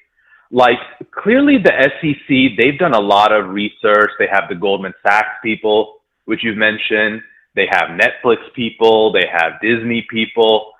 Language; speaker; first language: English; native; English